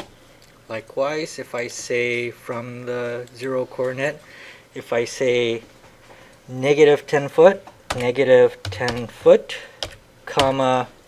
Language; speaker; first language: English; native; English